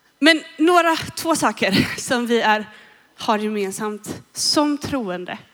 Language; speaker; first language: Swedish; native; Swedish